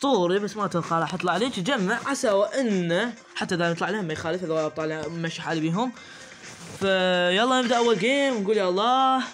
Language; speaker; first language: Arabic; native; Arabic